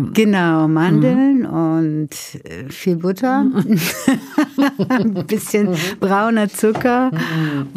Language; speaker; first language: German; native; German